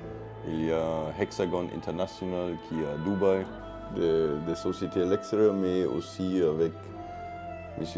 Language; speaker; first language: French; non-native, learner; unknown